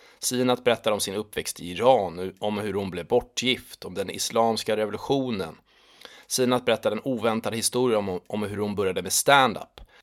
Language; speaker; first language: Swedish; native; Swedish